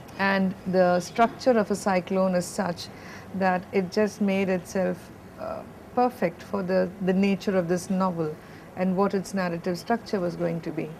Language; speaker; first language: English; non-native, local second language; Malayalam